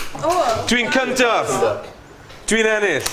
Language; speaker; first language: Welsh; non-native, learner; English